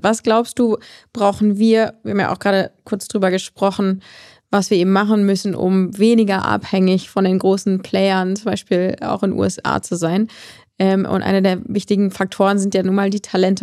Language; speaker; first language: German; native; German